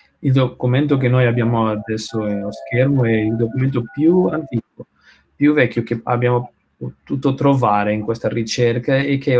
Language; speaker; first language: Italian; non-native, learner; Spanish